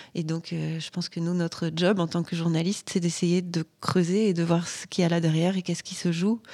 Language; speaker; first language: French; native; French